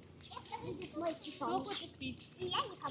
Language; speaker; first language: Russian; native; Russian